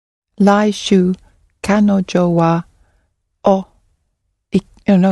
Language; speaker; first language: Japanese; non-native, learner; English